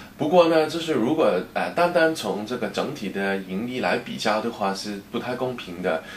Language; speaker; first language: Chinese; non-native, local second language; Cantonese